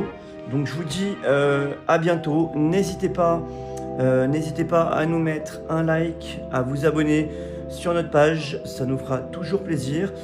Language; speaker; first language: French; native; French